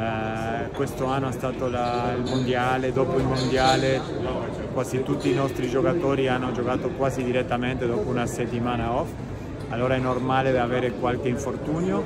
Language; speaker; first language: Italian; non-native, fluent; Spanish